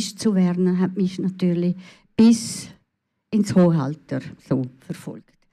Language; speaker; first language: German; early bilingual, other home language; Italian